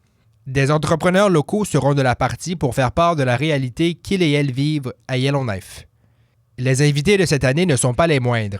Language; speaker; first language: French; native; French